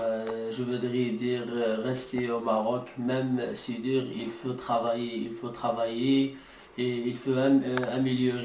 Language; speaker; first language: French; non-native, learner; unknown